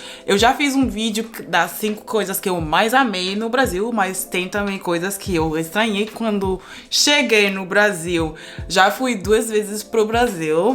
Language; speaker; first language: Portuguese; non-native, fluent; Spanish